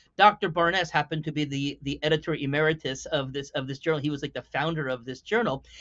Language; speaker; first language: English; native; English